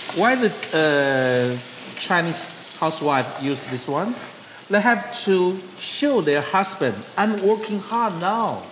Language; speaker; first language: English; non-native, learner; Chinese